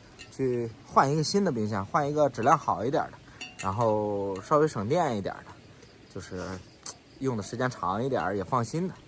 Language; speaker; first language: Chinese; native; Chinese